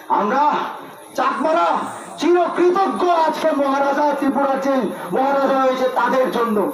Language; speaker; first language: Bangla; non-native, local second language; Chakma